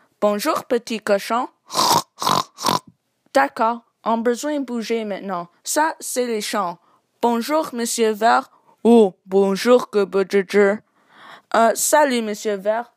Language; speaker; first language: French; non-native, learner; English